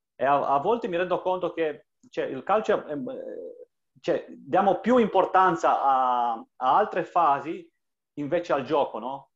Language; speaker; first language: Italian; non-native, fluent; Romanian